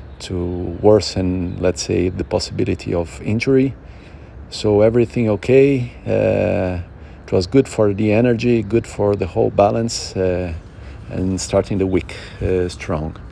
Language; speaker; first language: English; non-native, learner; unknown